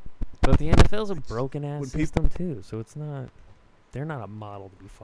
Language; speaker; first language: English; native; English